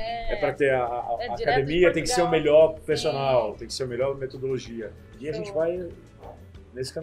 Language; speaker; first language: Portuguese; native; Portuguese